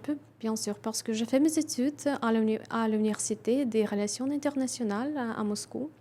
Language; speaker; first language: French; non-native, fluent; Russian